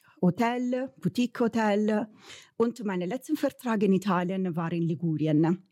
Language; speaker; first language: German; non-native, fluent; Italian